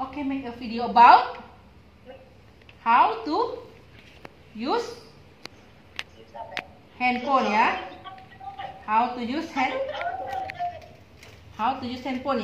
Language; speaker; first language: English; non-native, learner; Indonesian